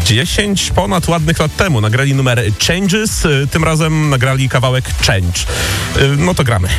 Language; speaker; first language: Polish; native; Polish